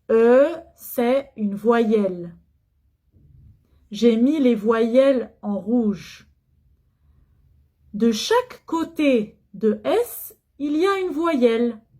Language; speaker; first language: French; non-native, fluent; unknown